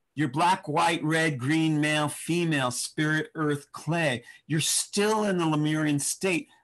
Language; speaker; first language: English; native; English